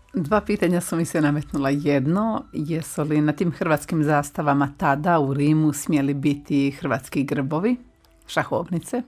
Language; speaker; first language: Croatian; native; Croatian